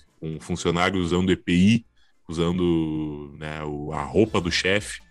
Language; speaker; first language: Portuguese; native; Portuguese